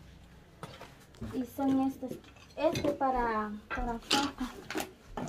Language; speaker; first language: Spanish; non-native, local second language; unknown